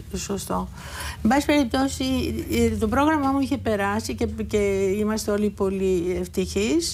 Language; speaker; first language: Greek; native; Greek